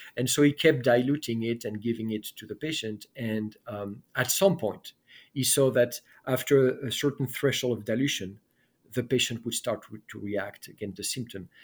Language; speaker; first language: English; non-native, fluent; French